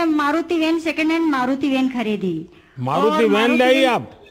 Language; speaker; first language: Hindi; native; Hindi